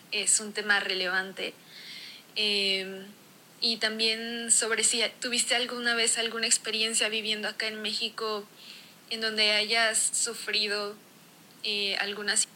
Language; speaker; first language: Spanish; native; Spanish